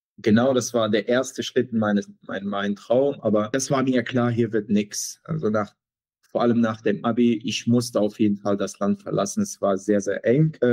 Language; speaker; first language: German; non-native, fluent; Arabic